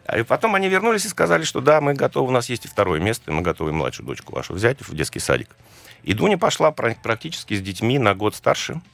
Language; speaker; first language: Russian; native; Russian